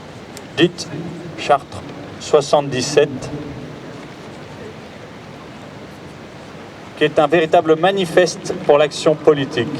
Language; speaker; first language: French; native; French